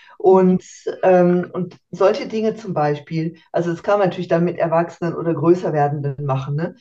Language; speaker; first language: German; native; German